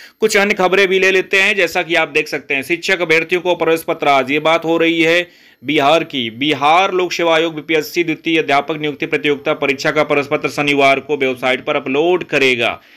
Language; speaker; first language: Hindi; native; Hindi